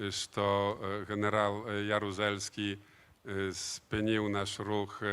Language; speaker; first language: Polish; non-native, learner; Belarusian